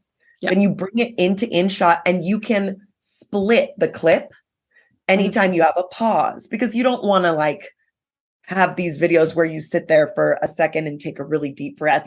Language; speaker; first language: English; native; English